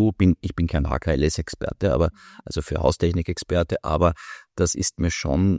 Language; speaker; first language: German; native; German